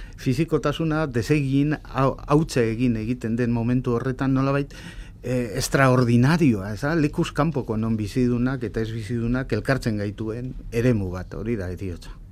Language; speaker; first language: Basque; native; Basque